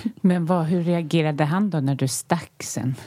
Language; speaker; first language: Swedish; native; Swedish